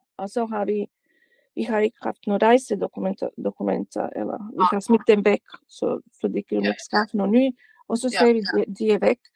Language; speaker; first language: Danish; non-native, fluent; Bosnian